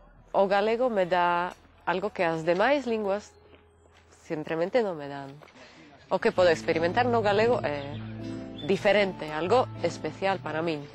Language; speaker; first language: Galician; non-native, fluent; Slovak